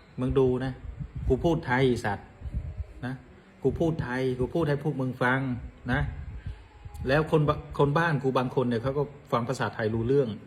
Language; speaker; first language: Thai; non-native, fluent; Khmer